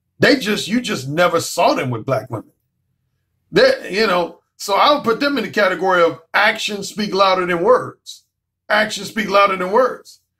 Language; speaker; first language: English; native; English